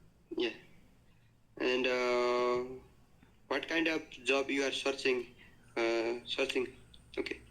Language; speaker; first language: English; non-native, learner; Nepali